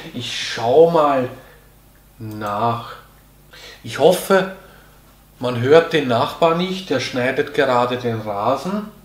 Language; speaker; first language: German; early bilingual, other home language; Hungarian